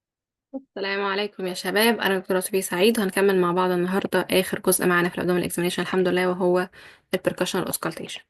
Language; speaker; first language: Arabic; native; Arabic